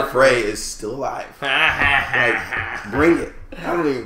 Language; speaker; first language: English; native; English